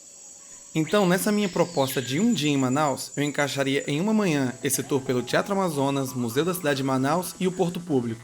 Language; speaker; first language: Portuguese; native; Portuguese